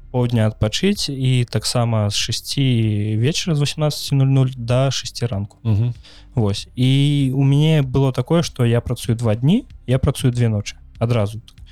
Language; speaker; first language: Belarusian; native; Belarusian